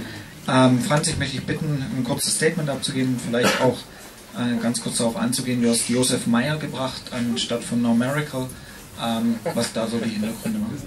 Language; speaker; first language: German; native; German